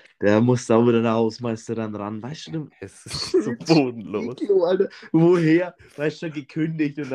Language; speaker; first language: German; native; German